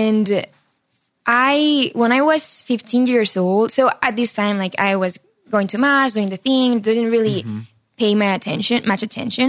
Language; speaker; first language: English; non-native, fluent; Spanish